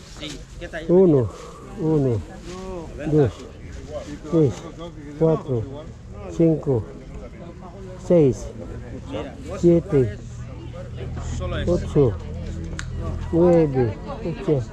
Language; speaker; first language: Spanish; non-native, learner; Filipino